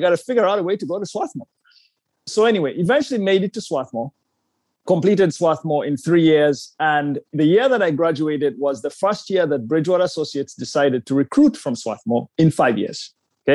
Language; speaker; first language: English; non-native, local second language; Ganda